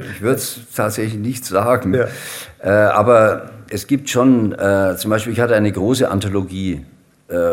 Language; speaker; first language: German; native; German